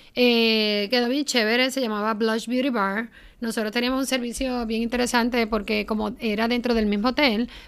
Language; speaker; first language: Spanish; native; Spanish